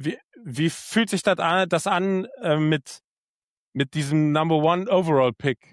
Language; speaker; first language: German; native; German